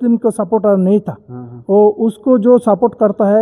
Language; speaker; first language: Hindi; non-native, learner; Bangla